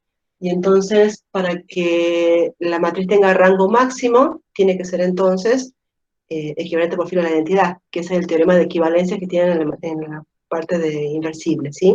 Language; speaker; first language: Spanish; native; Spanish